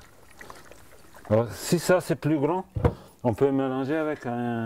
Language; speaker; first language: French; non-native, fluent; Bulgarian